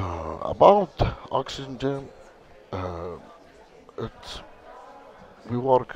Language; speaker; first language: English; non-native, learner; Arabic